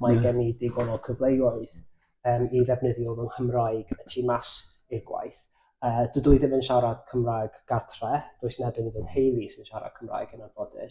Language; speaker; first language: Welsh; non-native, fluent; English